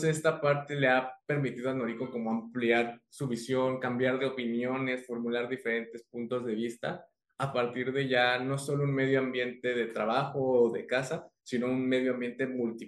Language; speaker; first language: Spanish; native; Spanish